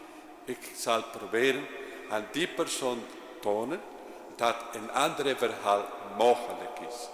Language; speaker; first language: Dutch; non-native, fluent; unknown